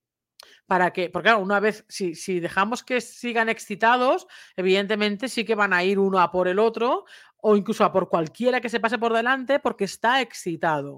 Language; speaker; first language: Spanish; native; Spanish